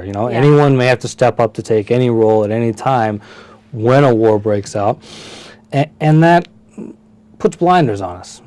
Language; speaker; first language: English; early bilingual, other home language; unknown